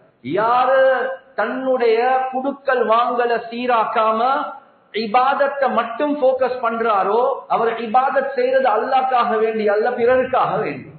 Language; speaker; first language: Tamil; native; Tamil